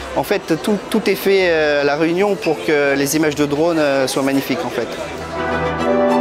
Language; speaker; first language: French; native; French